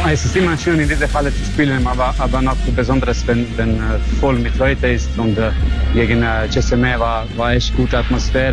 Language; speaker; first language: German; non-native, fluent; Croatian